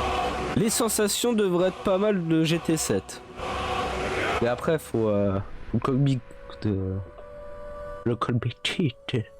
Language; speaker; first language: French; native; French